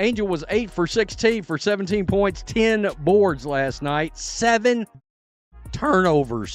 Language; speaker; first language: English; native; English